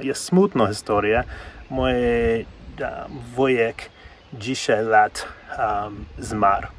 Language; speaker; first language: Polish; non-native, learner; English